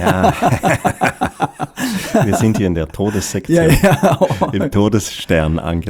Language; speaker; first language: German; native; German